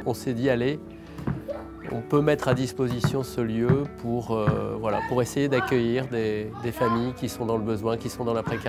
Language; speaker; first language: French; native; French